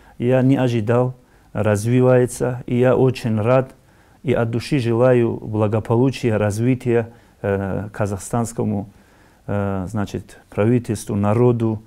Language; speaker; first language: Russian; non-native, local second language; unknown